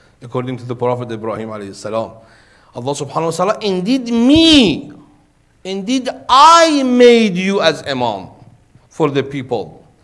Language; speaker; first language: English; non-native, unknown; Persian